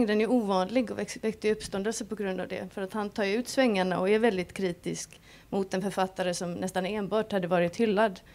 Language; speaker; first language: Swedish; non-native, fluent; Icelandic